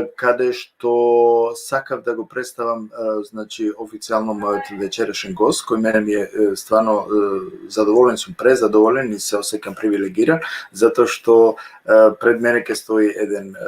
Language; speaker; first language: Macedonian; non-native, local second language; Romany